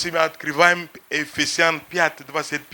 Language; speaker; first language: Russian; non-native, fluent; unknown